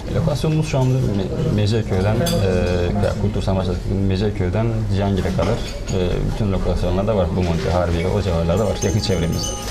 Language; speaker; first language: Turkish; native; Turkish